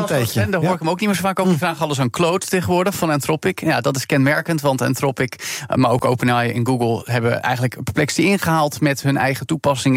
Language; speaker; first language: Dutch; native; Dutch